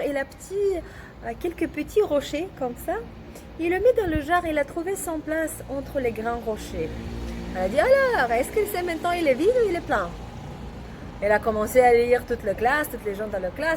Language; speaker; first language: French; non-native, learner; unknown